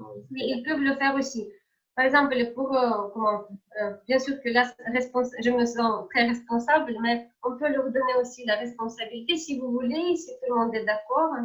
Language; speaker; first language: French; non-native, fluent; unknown